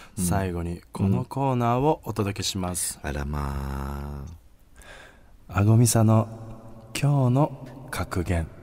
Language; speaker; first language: Japanese; native; Japanese